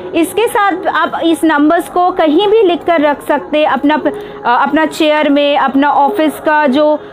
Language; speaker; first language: Hindi; non-native, local second language; Bangla